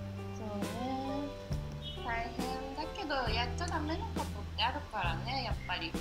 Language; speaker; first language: Japanese; native; Japanese